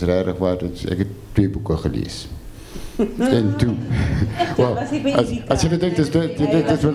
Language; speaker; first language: Afrikaans; non-native, fluent; French